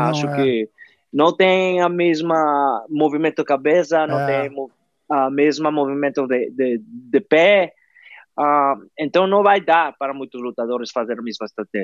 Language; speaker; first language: Portuguese; non-native, fluent; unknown